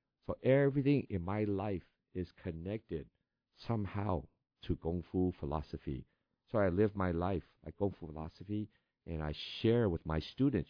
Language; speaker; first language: English; early bilingual, other home language; Chinese